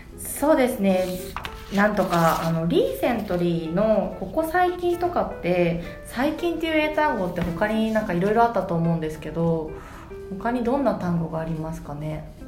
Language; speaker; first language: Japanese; native; Japanese